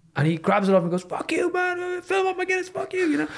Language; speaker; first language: English; native; English